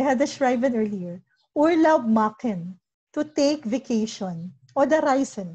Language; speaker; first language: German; non-native, learner; Filipino